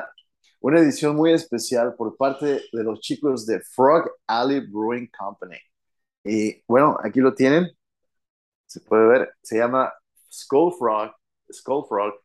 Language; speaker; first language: Spanish; early bilingual, heritage; Spanish